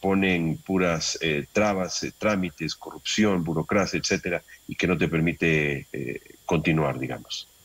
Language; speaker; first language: Spanish; native; Spanish